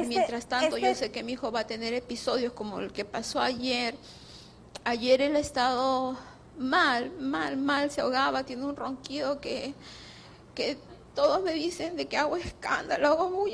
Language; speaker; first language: Spanish; native; Spanish